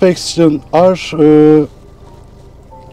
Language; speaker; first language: English; non-native, learner; Turkish